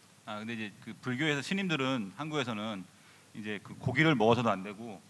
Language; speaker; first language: Korean; native; Korean